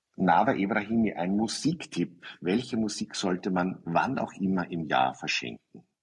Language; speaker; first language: German; native; German